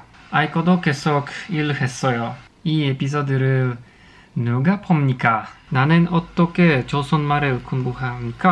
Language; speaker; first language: Korean; non-native, learner; Polish